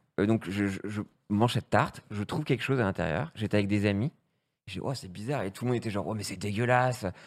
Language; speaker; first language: French; native; French